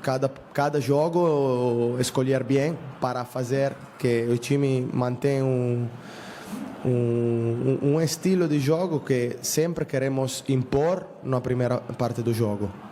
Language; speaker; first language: Portuguese; non-native, fluent; Spanish